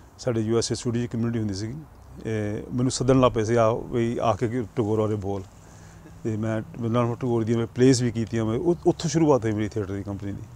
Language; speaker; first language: Punjabi; early bilingual, heritage; Punjabi